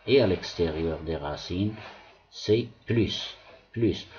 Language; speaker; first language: French; non-native, local second language; Arabic